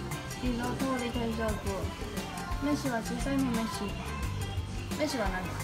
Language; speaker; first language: Japanese; non-native, learner; Chinese